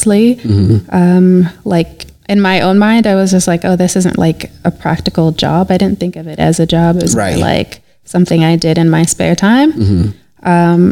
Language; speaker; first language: English; native; English